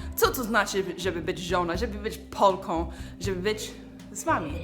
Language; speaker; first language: Polish; non-native, learner; English